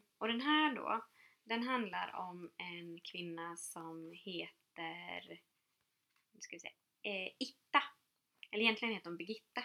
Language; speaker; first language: Swedish; native; Swedish